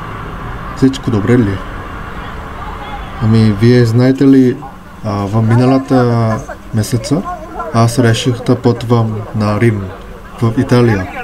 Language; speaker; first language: Bulgarian; non-native, learner; Korean